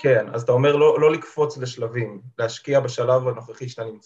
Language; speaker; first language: Hebrew; native; Hebrew